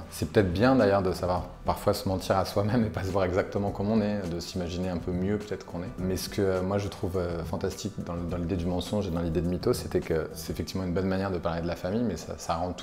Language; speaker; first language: French; native; French